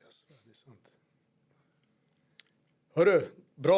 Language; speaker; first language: Swedish; native; Swedish